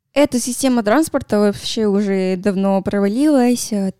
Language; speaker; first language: Russian; non-native, fluent; Spanish